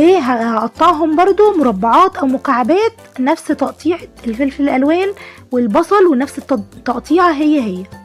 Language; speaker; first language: Arabic; native; Arabic